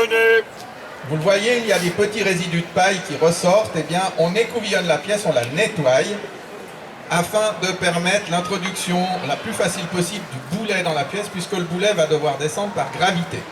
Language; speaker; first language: French; native; French